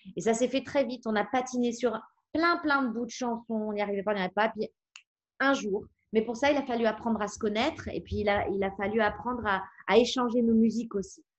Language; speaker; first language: French; native; French